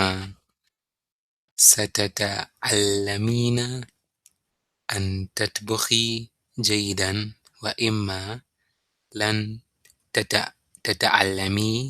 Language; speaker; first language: Arabic; non-native, learner; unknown